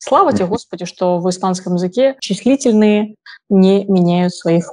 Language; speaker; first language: Russian; native; Russian